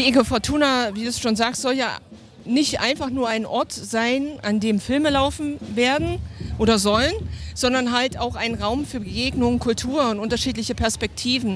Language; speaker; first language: German; native; German